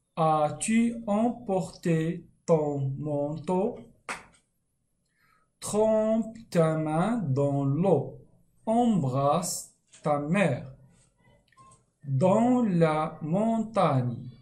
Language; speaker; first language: French; non-native, fluent; Arabic